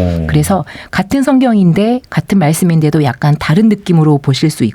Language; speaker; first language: Korean; native; Korean